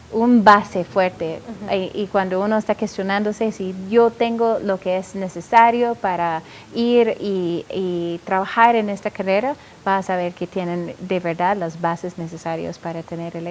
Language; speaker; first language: Spanish; non-native, fluent; English